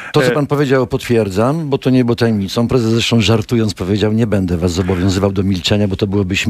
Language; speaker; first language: Polish; native; Polish